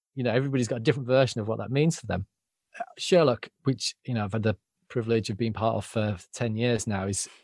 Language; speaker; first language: English; native; English